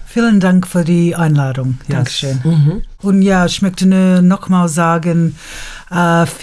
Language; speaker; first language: German; non-native, learner; English